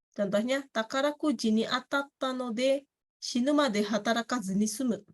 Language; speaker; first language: Indonesian; native; Indonesian